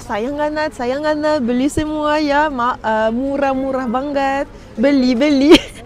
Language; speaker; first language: Indonesian; non-native, learner; Arabic